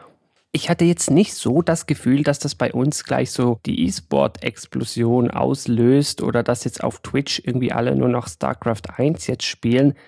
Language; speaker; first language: German; native; German